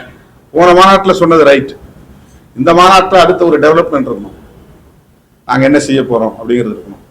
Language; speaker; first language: Tamil; native; Tamil